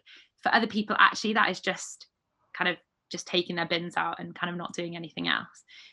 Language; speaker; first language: English; native; English